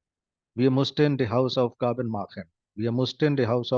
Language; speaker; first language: German; non-native, fluent; Hindi